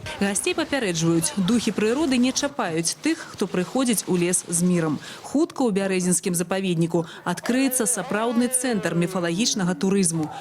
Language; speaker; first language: Belarusian; native; Belarusian